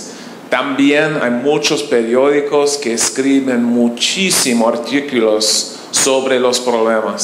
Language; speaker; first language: Spanish; non-native, learner; English